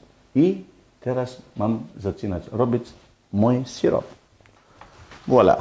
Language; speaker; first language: Polish; non-native, fluent; Greek